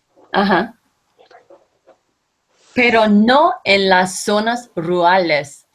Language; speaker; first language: Spanish; non-native, fluent; English